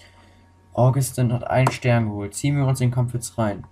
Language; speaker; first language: German; native; German